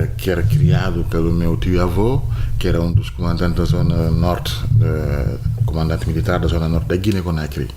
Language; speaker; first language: Portuguese; non-native, fluent; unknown